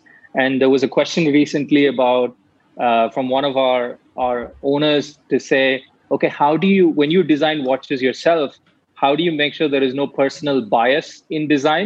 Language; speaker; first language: English; non-native, local second language; Tamil